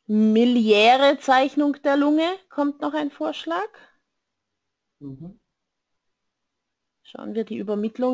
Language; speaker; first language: German; native; German